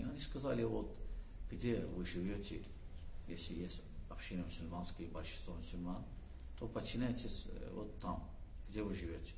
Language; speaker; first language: Russian; non-native, learner; Azerbaijani